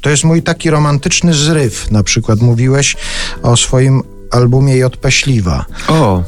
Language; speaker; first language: Polish; native; Polish